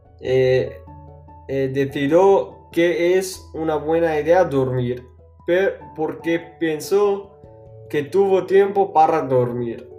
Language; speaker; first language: Spanish; non-native, learner; English